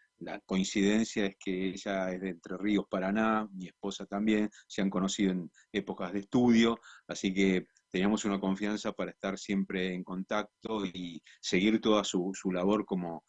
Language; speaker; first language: Spanish; native; Spanish